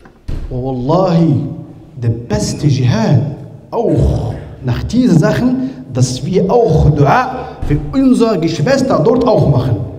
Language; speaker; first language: German; non-native, learner; Arabic